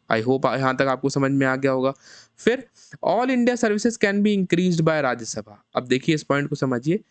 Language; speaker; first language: Hindi; native; Hindi